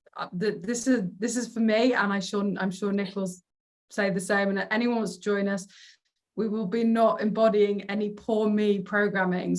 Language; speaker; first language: English; native; English